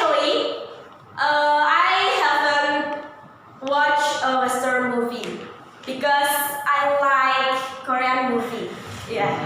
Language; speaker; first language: English; non-native, learner; Indonesian